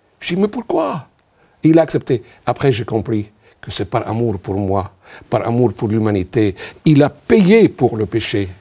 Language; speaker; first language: French; non-native, local second language; Arabic